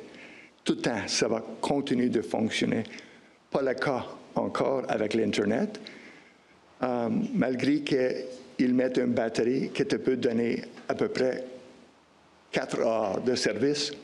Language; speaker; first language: French; non-native, local second language; English